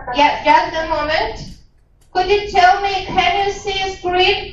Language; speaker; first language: English; non-native, fluent; Russian